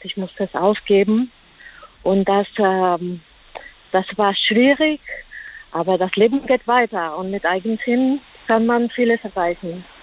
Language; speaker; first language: German; non-native, learner; Spanish